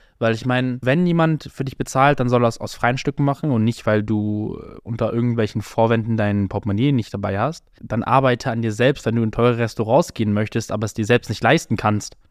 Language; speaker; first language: German; native; German